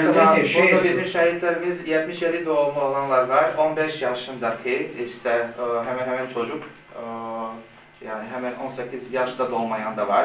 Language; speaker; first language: Turkish; non-native, fluent; Bosnian